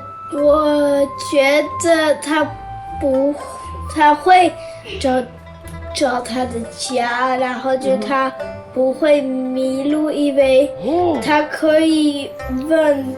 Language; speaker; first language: Chinese; early bilingual, heritage; Chinese